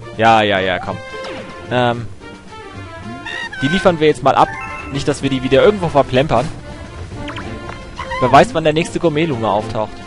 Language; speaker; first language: German; native; German